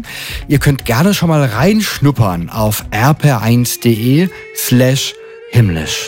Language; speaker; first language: German; native; German